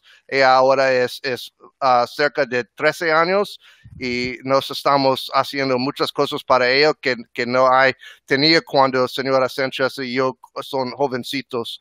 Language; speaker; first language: Spanish; non-native, learner; English